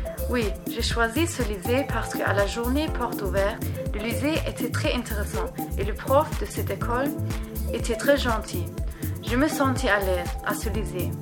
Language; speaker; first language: French; non-native, learner; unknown